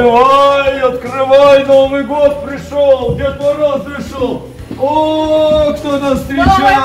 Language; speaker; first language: Russian; native; Russian